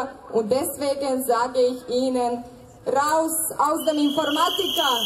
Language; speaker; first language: German; non-native, fluent; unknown